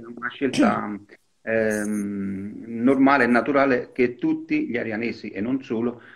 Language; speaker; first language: Italian; native; Italian